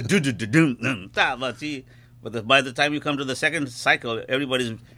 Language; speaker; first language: English; non-native, local second language; Bangla